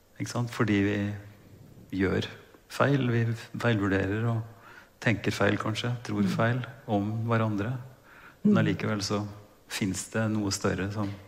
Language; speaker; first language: Norwegian; native; Norwegian